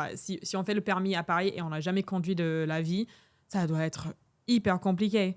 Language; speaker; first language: French; non-native, fluent; English